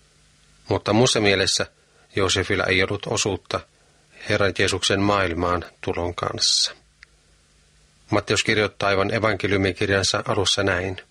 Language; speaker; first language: Finnish; native; Finnish